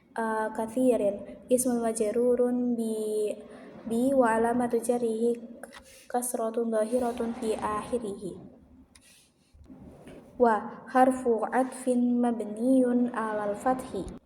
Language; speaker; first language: Arabic; non-native, learner; Indonesian